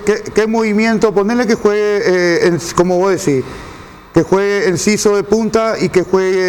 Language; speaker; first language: Spanish; native; Spanish